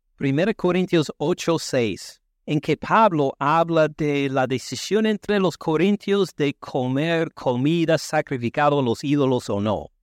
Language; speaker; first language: Spanish; non-native, fluent; English